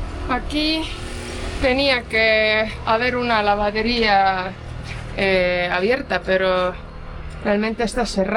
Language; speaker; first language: Spanish; non-native, fluent; Portuguese